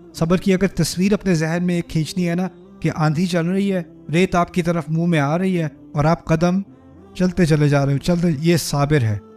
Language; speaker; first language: Urdu; early bilingual, heritage; Urdu